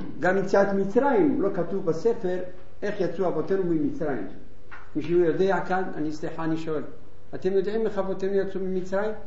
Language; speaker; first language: Hebrew; non-native, fluent; Arabic